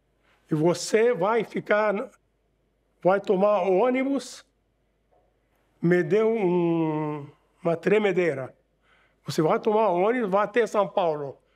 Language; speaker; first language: Portuguese; non-native, fluent; Arabic